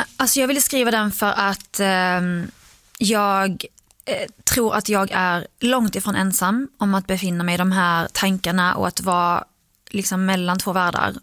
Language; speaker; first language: Swedish; early bilingual, other home language; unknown